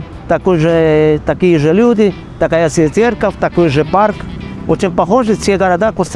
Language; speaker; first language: Russian; non-native, fluent; Spanish